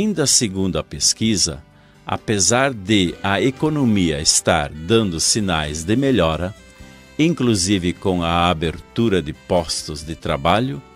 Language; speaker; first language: Portuguese; native; Portuguese